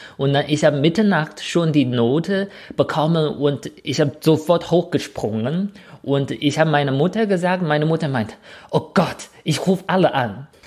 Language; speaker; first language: German; non-native, fluent; Chinese